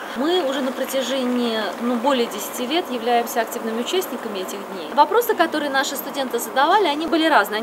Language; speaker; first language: Russian; native; Russian